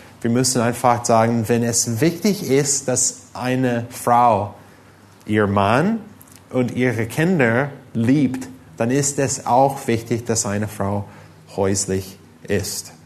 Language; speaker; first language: German; non-native, fluent; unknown